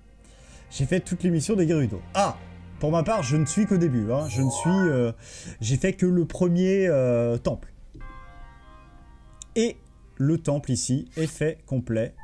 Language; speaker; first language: French; native; French